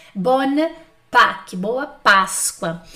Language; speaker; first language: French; non-native, fluent; Portuguese